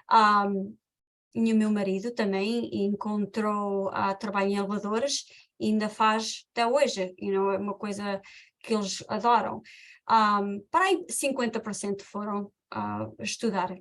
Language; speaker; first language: Portuguese; early bilingual, heritage; Portuguese